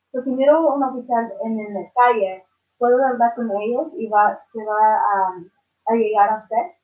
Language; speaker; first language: Spanish; early bilingual, other home language; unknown